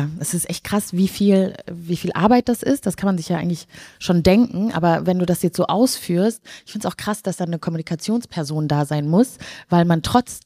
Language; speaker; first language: German; native; German